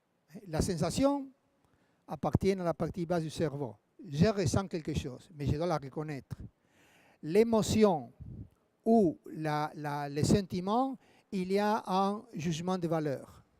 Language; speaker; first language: French; non-native, fluent; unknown